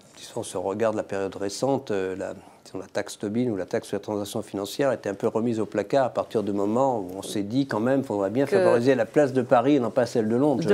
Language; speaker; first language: French; native; French